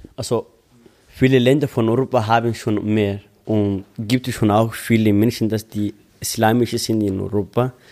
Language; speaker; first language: German; non-native, learner; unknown